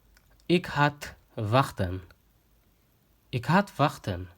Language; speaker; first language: Dutch; non-native, fluent; Tigrinya